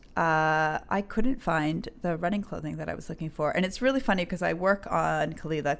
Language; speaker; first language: English; native; English